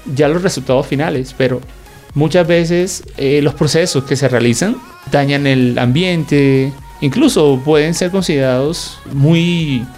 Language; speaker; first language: Spanish; native; Spanish